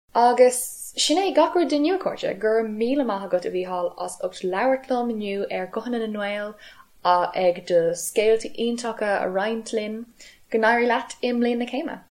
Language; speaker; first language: Irish; non-native, local second language; English